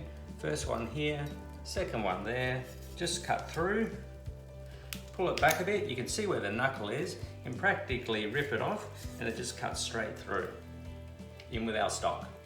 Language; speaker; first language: English; native; English